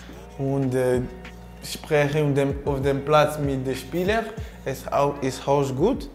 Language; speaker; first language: German; non-native, learner; French